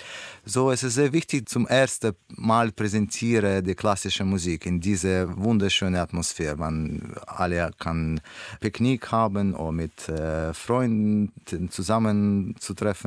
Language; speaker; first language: German; non-native, learner; Russian